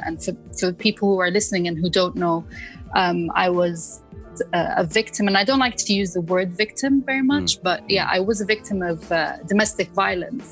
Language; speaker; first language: English; native; English